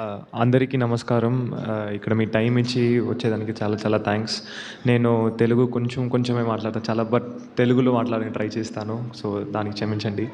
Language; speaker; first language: Telugu; non-native, learner; Tamil